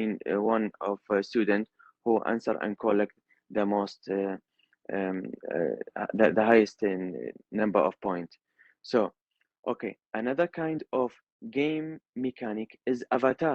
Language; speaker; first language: English; non-native, learner; Arabic